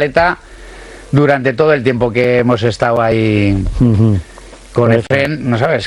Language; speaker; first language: Spanish; native; Spanish